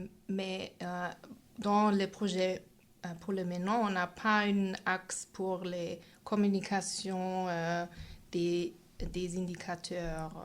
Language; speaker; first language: French; non-native, fluent; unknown